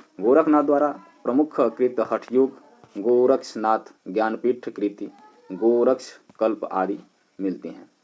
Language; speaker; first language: Hindi; native; Hindi